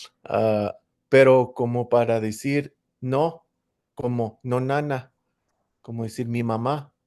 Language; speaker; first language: Spanish; early bilingual, heritage; English